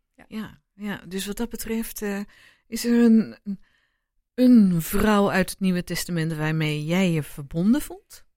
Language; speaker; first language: Dutch; native; Dutch